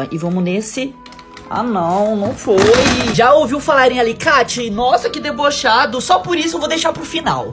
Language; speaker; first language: Portuguese; native; Portuguese